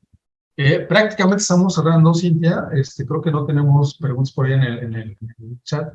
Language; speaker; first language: Spanish; native; Spanish